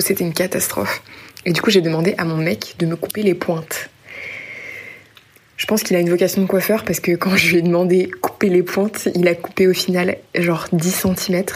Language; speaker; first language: French; native; French